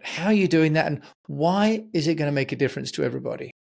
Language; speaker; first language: English; native; English